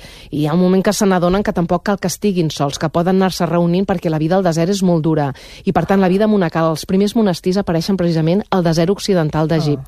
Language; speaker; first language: Catalan; native; Catalan